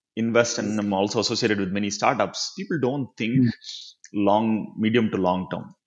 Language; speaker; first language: English; non-native, local second language; Tamil